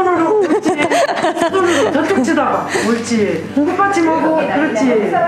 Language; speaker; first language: Korean; native; Korean